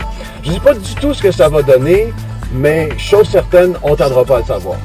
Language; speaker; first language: French; native; French